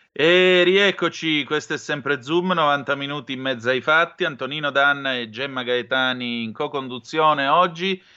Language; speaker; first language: Italian; native; Italian